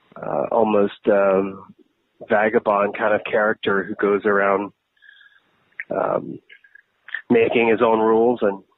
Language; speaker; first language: English; native; English